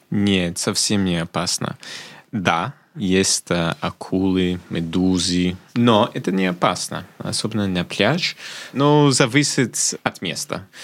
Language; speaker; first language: Russian; non-native, fluent; English